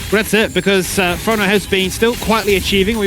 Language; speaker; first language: English; native; English